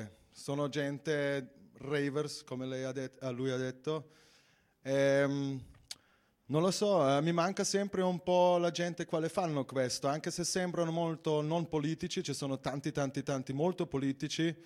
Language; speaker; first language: Italian; non-native, fluent; German